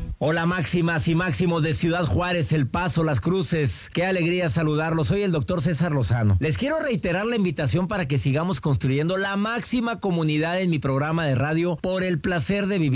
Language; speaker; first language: Spanish; native; Spanish